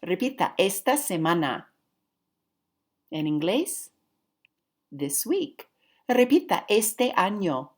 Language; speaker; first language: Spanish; non-native, fluent; English